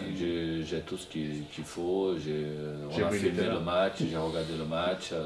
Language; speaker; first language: French; non-native, fluent; Portuguese